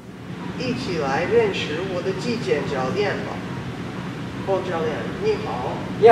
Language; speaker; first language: Chinese; non-native, learner; English